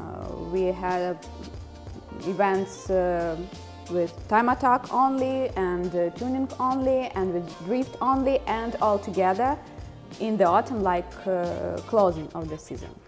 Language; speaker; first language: English; non-native, fluent; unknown